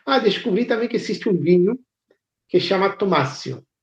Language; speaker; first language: Portuguese; non-native, fluent; Spanish